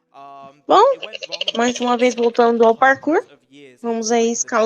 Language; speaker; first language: Portuguese; native; Portuguese